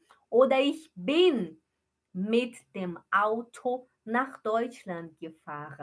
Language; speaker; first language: German; non-native, fluent; Portuguese